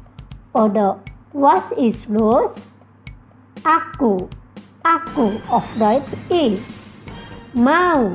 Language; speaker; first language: German; non-native, fluent; Indonesian